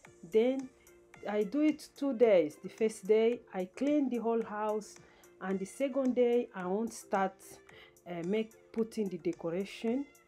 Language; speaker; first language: English; non-native, learner; Lingala